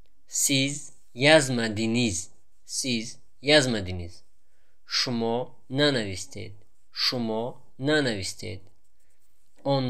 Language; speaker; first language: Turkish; non-native, fluent; Tajik